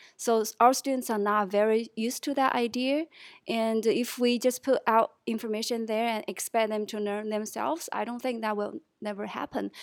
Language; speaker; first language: English; non-native, fluent; Chinese